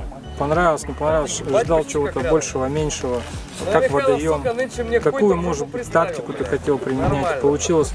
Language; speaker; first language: Russian; native; Russian